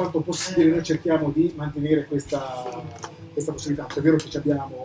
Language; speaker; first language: Italian; native; Italian